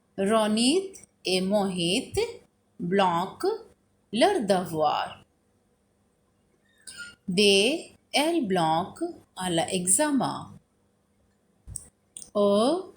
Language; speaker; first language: French; non-native, fluent; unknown